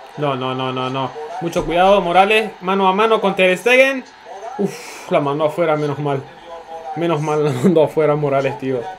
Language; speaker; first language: Spanish; non-native, fluent; Turkish